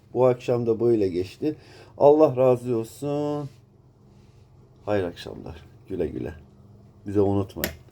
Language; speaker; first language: Turkish; non-native, learner; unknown